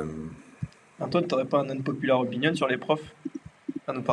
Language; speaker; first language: French; native; French